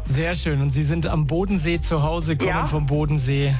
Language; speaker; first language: German; native; German